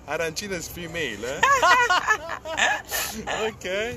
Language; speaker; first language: English; non-native, learner; Italian